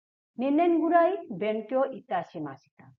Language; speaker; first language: Japanese; non-native, fluent; Hindi